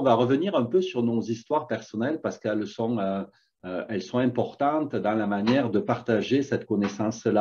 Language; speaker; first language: French; native; French